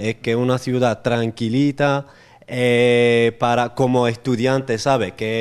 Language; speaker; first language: Spanish; non-native, local second language; Arabic